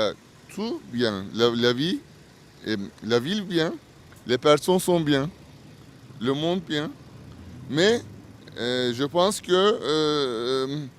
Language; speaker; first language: French; non-native, learner; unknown